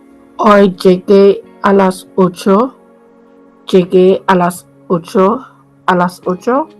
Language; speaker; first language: Spanish; non-native, learner; English